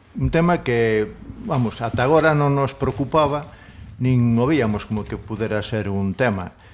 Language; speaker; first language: Galician; non-native, local second language; Spanish